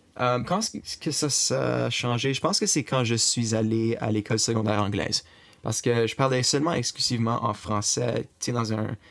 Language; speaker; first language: French; native; French